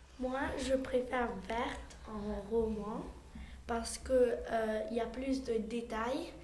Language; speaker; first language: French; early bilingual, heritage; French